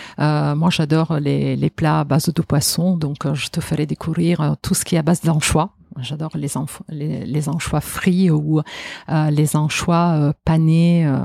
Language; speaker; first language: French; non-native, fluent; Italian